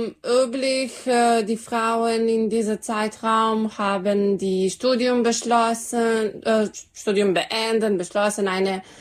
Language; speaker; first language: German; non-native, learner; Serbian